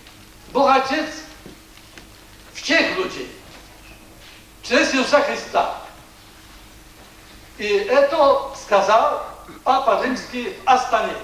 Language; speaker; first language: Russian; non-native, learner; Polish